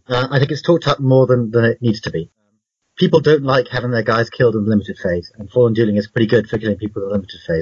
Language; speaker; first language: English; native; English